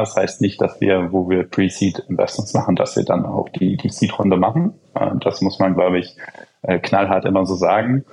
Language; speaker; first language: German; native; German